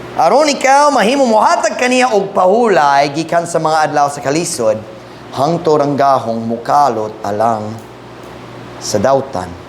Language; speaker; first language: Cebuano; non-native, fluent; English